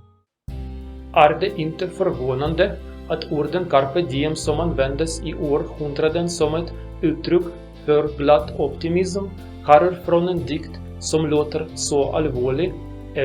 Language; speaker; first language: Swedish; non-native, learner; Russian